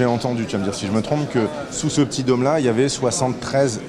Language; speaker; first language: French; native; French